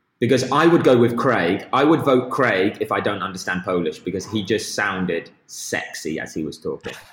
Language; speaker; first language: English; native; English